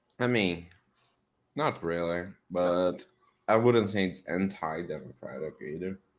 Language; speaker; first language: English; non-native, fluent; Portuguese